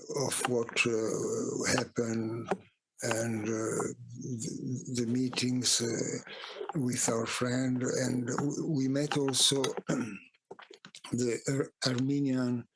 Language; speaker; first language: English; non-native, fluent; Italian